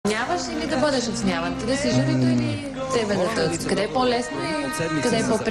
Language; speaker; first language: Bulgarian; native; Bulgarian